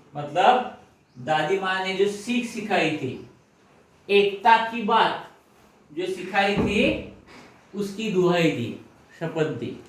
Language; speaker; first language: Hindi; non-native, local second language; Marathi